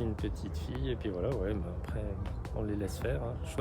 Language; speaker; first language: French; native; French